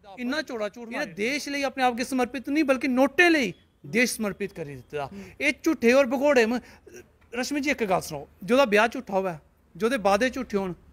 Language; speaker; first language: Punjabi; non-native, local second language; Dogri